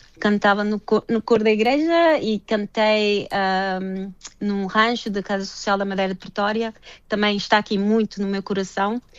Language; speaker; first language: Portuguese; early bilingual, heritage; Portuguese